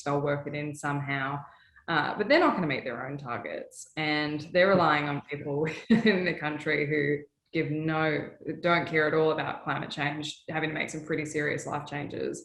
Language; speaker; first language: English; native; English